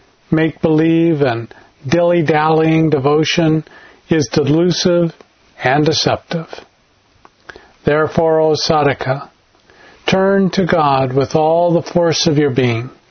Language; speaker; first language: English; native; English